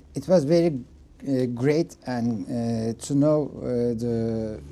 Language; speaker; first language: English; non-native, fluent; Turkish